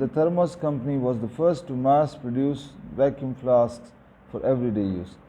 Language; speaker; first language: English; non-native, local second language; Urdu